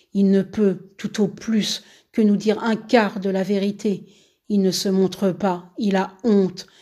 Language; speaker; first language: French; native; French